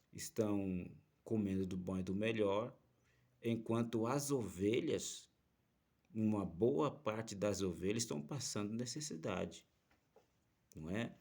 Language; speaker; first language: Portuguese; native; Portuguese